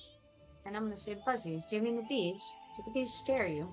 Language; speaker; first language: English; native; English